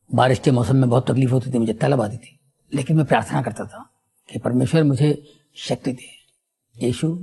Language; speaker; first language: Hindi; non-native, local second language; Telugu